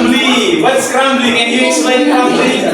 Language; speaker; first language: English; non-native, fluent; Indonesian